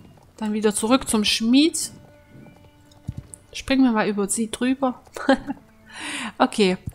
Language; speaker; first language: German; native; German